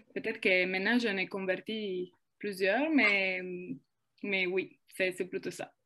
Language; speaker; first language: French; non-native, fluent; Italian